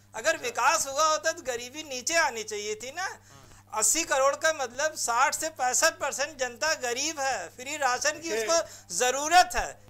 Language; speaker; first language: Hindi; native; Hindi